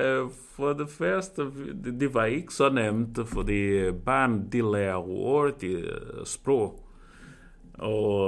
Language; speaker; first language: Danish; non-native, fluent; Portuguese